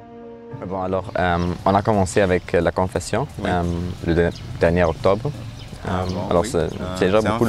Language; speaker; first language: French; non-native, learner; German